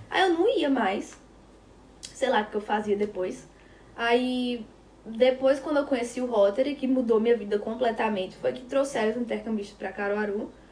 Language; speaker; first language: Portuguese; native; Portuguese